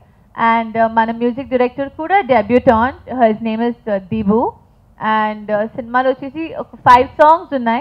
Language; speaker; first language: Telugu; non-native, fluent; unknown